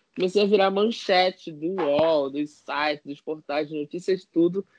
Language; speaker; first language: Portuguese; native; Portuguese